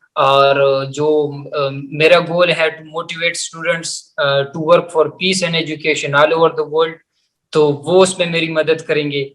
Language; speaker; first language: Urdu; non-native, local second language; Pashto